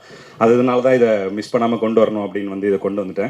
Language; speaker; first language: Tamil; native; Tamil